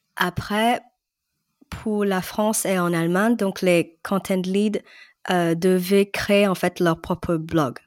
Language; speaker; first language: French; early bilingual, other home language; Cantonese